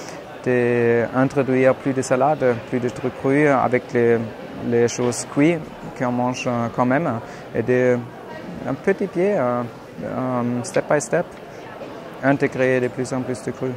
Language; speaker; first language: French; non-native, fluent; German